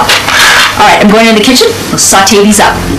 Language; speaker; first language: English; early bilingual, other home language; Italian